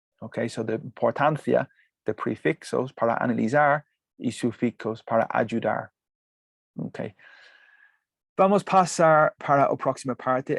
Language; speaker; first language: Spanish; non-native, learner; English